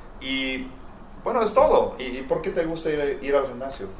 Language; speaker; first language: Spanish; non-native, fluent; English